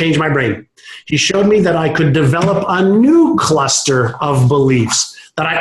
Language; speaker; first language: English; non-native, fluent; Hebrew